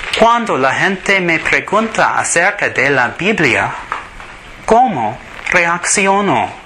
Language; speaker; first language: Spanish; non-native, learner; English